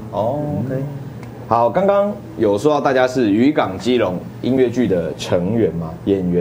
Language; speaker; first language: Chinese; native; Chinese